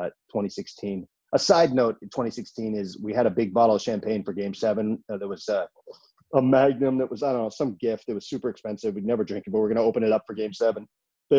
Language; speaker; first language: English; native; English